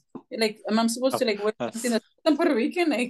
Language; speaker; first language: English; early bilingual, other home language; Spanish